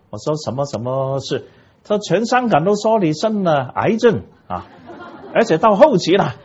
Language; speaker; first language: Chinese; non-native, local second language; Cantonese